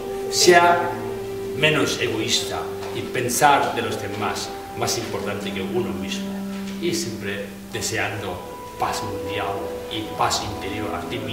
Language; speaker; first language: Spanish; non-native, fluent; Tibetan